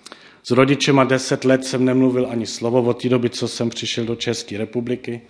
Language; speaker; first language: Czech; non-native, fluent; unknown